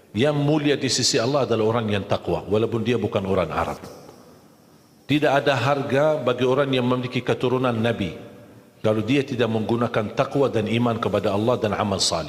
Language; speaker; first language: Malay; non-native, fluent; Arabic